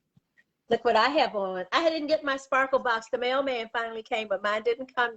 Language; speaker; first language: English; native; English